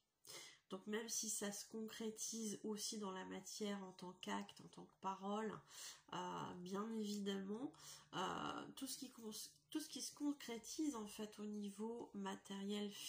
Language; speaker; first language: French; native; French